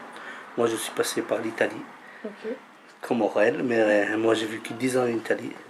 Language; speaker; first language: French; non-native, fluent; Albanian